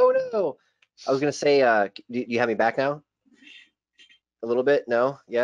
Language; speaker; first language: English; native; English